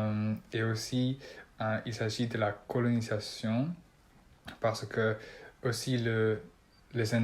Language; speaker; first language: French; non-native, learner; Dutch